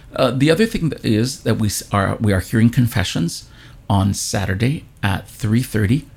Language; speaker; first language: English; native; English